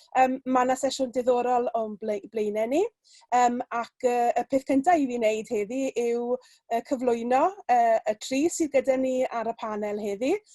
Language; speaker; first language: Welsh; native; Welsh